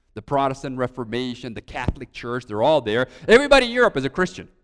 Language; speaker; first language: English; early bilingual, other home language; Romanian